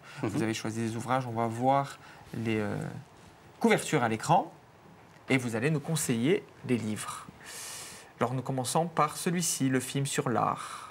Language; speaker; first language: French; native; French